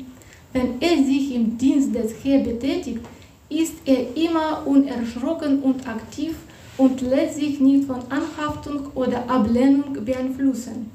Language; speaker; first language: German; non-native, fluent; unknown